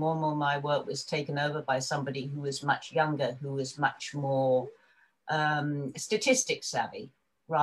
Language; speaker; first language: English; native; English